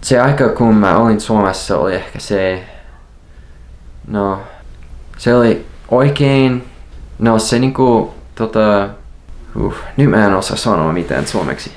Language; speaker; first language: Finnish; non-native, learner; English